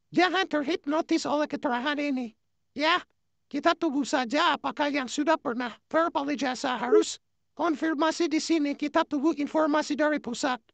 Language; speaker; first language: Indonesian; native; Indonesian